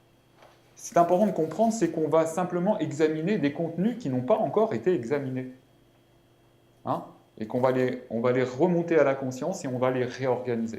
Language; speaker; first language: French; native; French